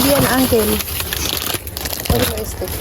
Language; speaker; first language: Spanish; non-native, learner; Filipino